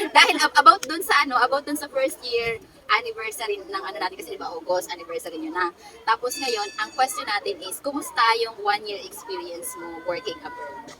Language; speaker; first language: Filipino; native; Filipino